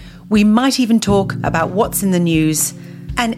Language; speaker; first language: English; native; English